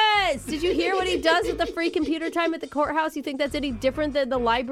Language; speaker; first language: English; native; English